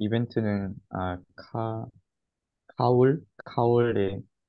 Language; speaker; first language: Korean; non-native, learner; Japanese